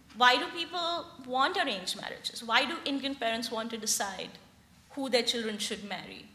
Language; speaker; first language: English; non-native, local second language; Hindi